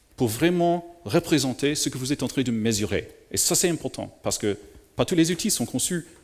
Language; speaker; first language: French; native; French